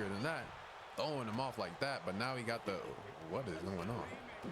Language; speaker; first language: English; native; English